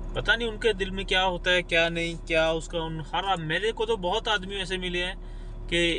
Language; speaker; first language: Hindi; non-native, local second language; Punjabi